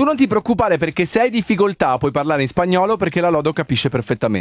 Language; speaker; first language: Italian; native; Italian